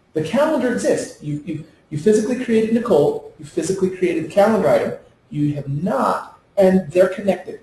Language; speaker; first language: English; native; English